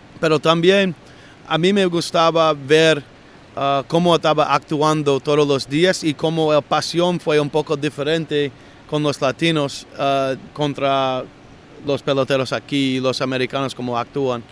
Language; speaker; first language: Spanish; non-native, learner; English